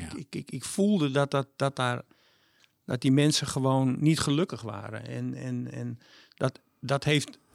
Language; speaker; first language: Dutch; native; Dutch